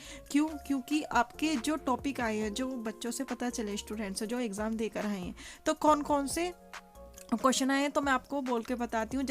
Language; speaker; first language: Hindi; native; Hindi